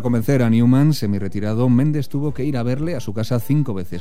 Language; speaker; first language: Spanish; native; Spanish